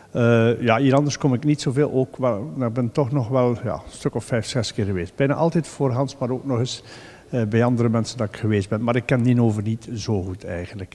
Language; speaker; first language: Dutch; native; Dutch